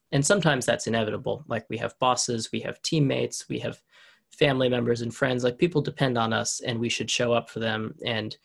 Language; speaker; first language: English; native; English